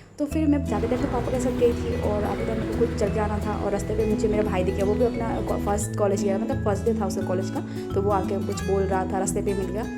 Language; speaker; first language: Hindi; non-native, local second language; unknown